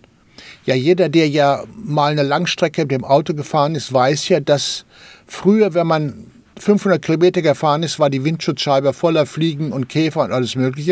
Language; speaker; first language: German; native; German